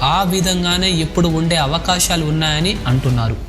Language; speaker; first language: Telugu; non-native, local second language; Lambadi